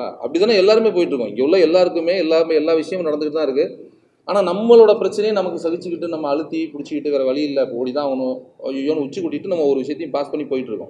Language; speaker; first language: Tamil; native; Tamil